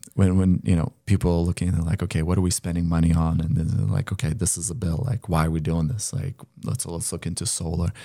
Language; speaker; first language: English; non-native, fluent; Lithuanian